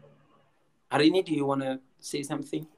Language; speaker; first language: English; non-native, learner; Indonesian